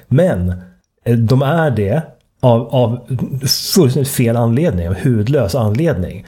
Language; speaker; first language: Swedish; native; Swedish